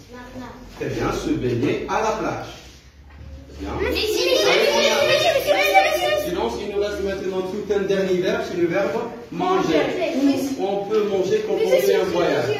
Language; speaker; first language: French; non-native, local second language; Arabic